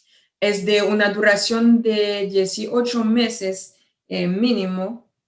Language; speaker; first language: Spanish; non-native, fluent; French